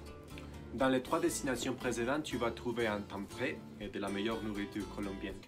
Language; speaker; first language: French; non-native, learner; Spanish